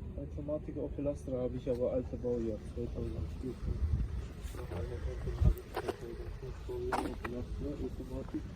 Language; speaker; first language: German; non-native, learner; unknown